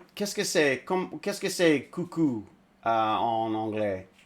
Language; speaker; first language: French; non-native, learner; English